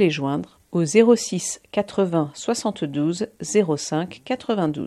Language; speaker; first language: French; native; French